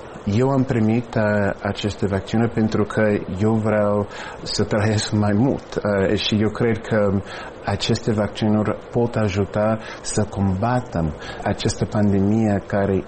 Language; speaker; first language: Romanian; non-native, fluent; English